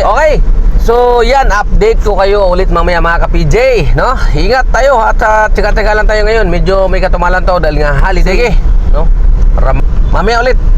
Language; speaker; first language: Filipino; native; Filipino